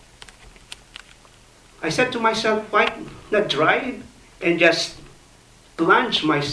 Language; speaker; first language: English; non-native, local second language; Filipino